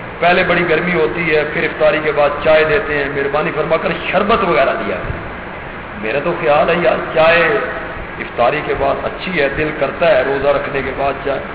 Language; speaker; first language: Urdu; non-native, local second language; Punjabi